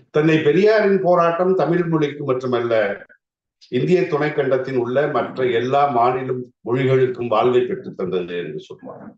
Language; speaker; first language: Tamil; native; Tamil